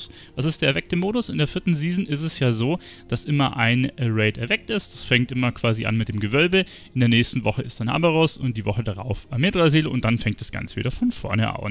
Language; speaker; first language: German; native; German